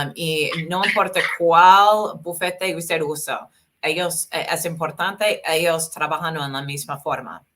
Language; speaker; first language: Spanish; non-native, learner; English